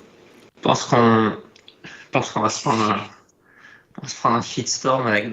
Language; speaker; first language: French; native; French